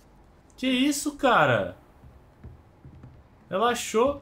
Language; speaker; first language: Portuguese; native; Portuguese